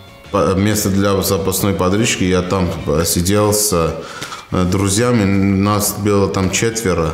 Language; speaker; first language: Russian; non-native, learner; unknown